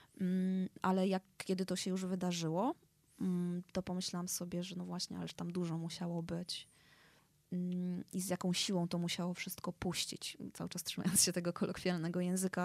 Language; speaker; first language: Polish; native; Polish